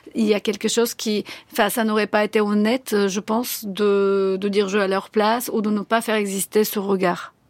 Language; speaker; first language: French; non-native, fluent; Bulgarian